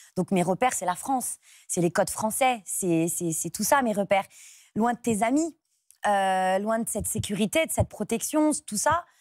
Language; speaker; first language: French; native; French